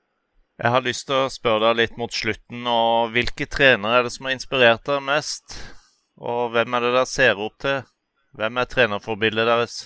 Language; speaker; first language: Norwegian; native; Norwegian